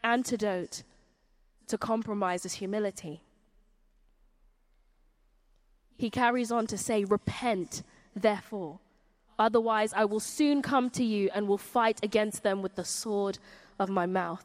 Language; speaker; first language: English; native; English